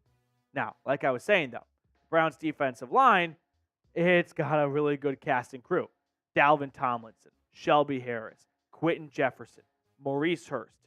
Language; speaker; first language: English; native; English